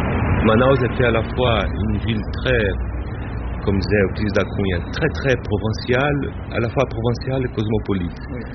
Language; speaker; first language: French; non-native, fluent; Portuguese